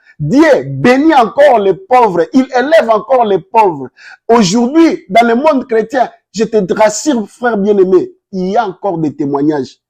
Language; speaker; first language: French; non-native, local second language; Lingala